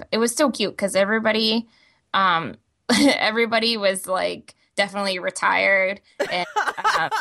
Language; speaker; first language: English; native; English